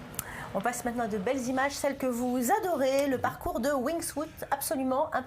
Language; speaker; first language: French; native; French